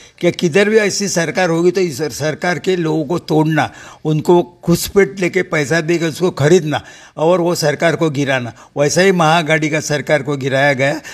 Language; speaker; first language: Hindi; non-native, local second language; Marathi